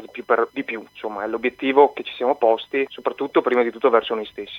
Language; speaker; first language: Italian; native; Italian